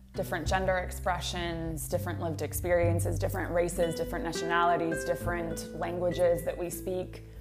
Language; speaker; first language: English; native; English